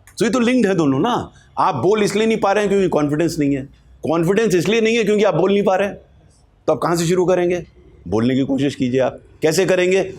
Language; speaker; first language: Hindi; native; Hindi